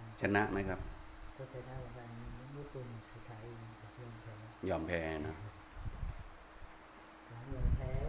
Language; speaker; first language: Thai; native; Thai